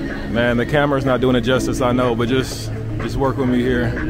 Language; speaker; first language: English; native; English